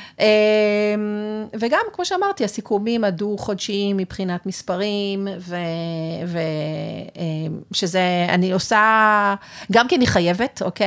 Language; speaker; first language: Hebrew; native; Hebrew